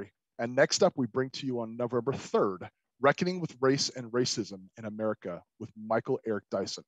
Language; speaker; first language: English; native; English